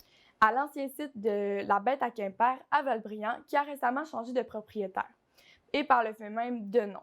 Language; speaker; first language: French; native; French